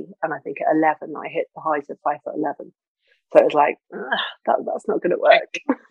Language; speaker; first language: English; native; English